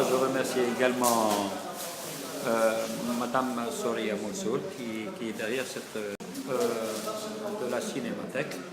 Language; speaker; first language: French; non-native, local second language; Arabic